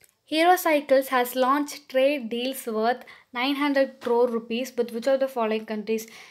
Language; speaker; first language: English; non-native, local second language; Tamil